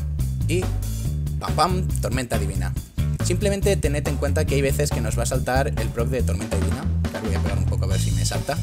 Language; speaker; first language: Spanish; native; Spanish